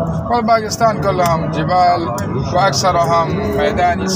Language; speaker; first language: Arabic; non-native, learner; Urdu